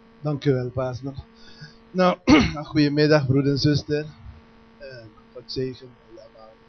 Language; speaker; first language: Dutch; non-native, learner; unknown